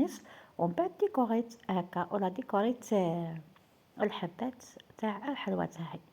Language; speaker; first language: Arabic; native; Arabic